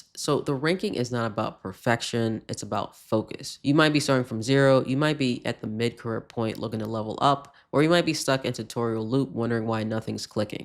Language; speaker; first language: English; native; English